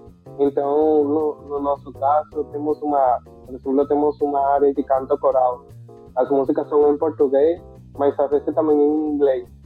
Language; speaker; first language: Portuguese; non-native, fluent; Spanish